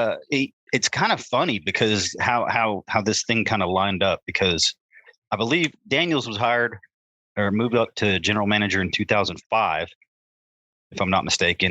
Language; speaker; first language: English; native; English